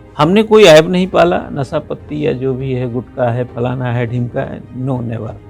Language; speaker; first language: Hindi; native; Hindi